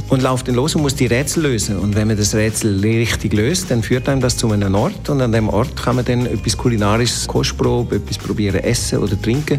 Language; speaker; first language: German; native; German